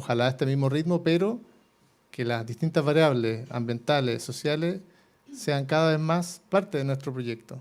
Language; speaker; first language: Spanish; native; Spanish